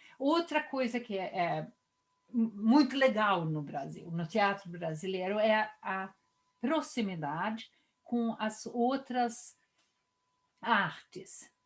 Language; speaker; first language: Portuguese; non-native, fluent; Swedish